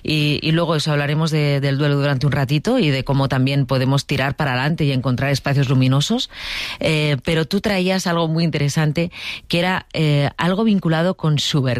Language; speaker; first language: Spanish; native; Spanish